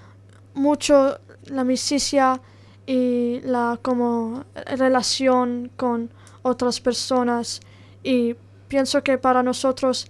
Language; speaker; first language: Spanish; non-native, learner; Italian